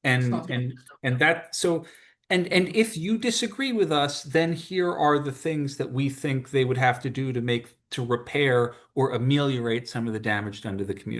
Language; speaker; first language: English; native; English